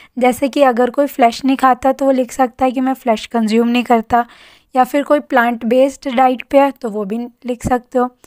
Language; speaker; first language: Hindi; native; Hindi